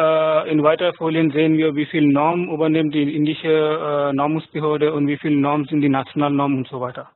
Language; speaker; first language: German; non-native, fluent; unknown